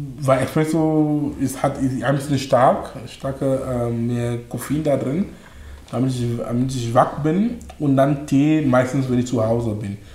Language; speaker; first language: German; non-native, fluent; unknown